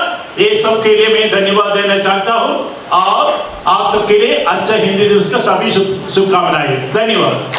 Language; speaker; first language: Hindi; non-native, local second language; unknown